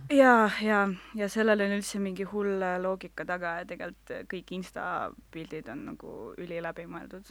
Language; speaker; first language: Estonian; non-native, local second language; Russian